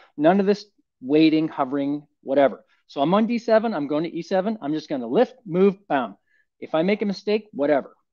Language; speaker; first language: English; native; English